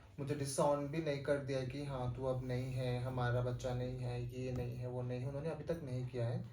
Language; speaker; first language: Hindi; non-native, local second language; Nepali